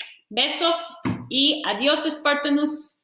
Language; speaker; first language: Spanish; non-native, fluent; English